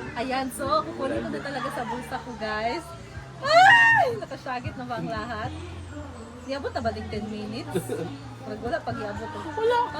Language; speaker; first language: Filipino; non-native, local second language; Cebuano